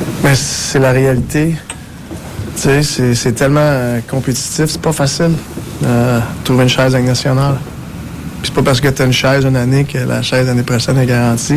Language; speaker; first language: French; native; French